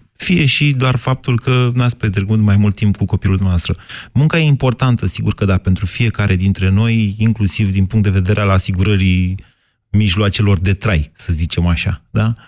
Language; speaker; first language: Romanian; native; Romanian